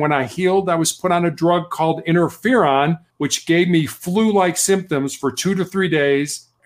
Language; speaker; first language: English; native; English